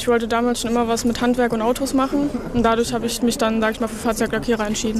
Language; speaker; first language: German; native; German